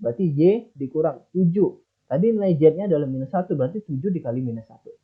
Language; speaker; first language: Indonesian; native; Indonesian